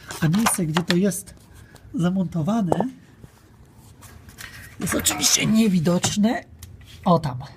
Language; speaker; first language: Polish; native; Polish